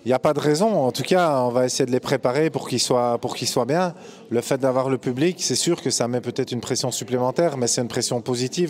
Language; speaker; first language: French; native; French